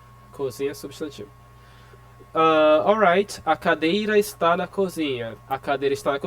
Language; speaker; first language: Portuguese; non-native, fluent; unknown